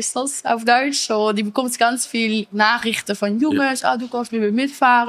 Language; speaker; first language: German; non-native, learner; Dutch